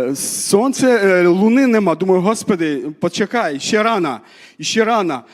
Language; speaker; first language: Ukrainian; non-native, fluent; Armenian